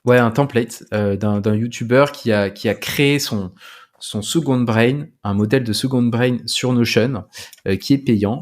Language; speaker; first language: French; native; French